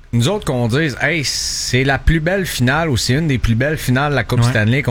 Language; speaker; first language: French; native; French